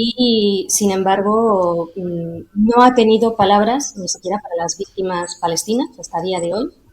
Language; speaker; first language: Spanish; native; Spanish